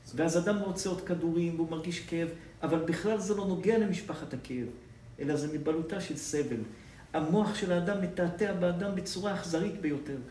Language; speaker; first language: Hebrew; native; Hebrew